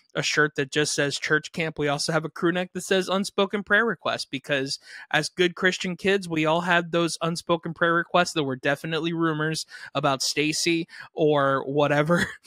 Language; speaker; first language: English; native; English